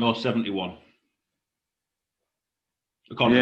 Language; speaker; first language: English; native; English